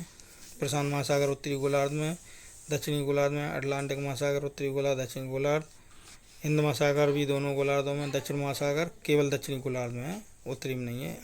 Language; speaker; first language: Hindi; native; Hindi